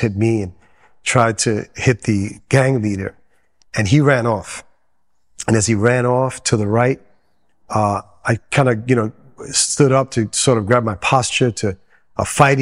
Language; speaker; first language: English; non-native, local second language; Spanish